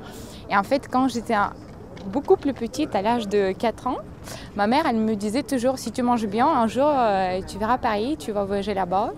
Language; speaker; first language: French; non-native, fluent; Russian